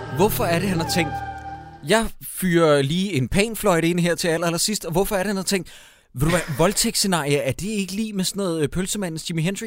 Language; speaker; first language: Danish; native; Danish